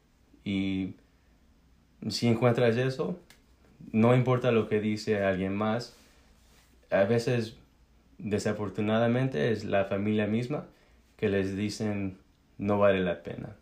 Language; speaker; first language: Spanish; early bilingual, heritage; Spanish